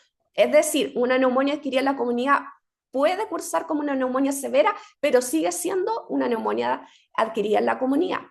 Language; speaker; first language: Spanish; native; Spanish